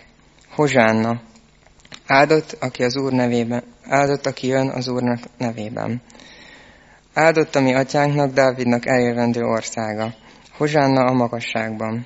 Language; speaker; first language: Hungarian; native; Hungarian